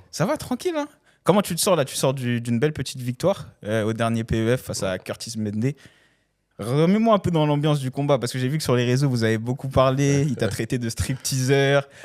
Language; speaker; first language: French; native; French